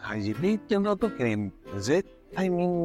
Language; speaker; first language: Japanese; non-native, learner; Spanish